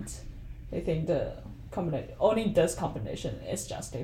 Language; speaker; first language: English; non-native, fluent; Chinese